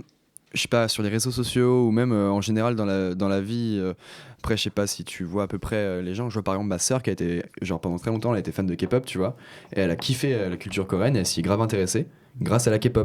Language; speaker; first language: French; native; French